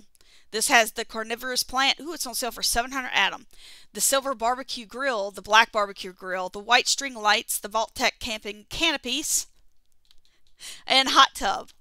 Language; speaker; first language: English; native; English